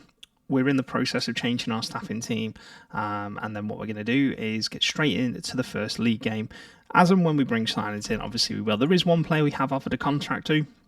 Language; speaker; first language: English; native; English